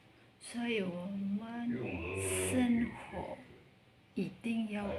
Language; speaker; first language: Chinese; non-native, learner; Indonesian